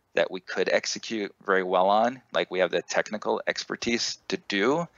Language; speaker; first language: English; native; English